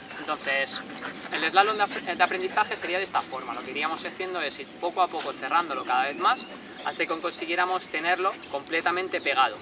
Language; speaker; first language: Spanish; native; Spanish